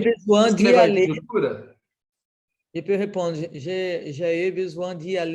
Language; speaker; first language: French; non-native, learner; Portuguese